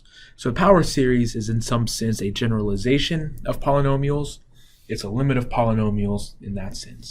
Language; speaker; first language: English; native; English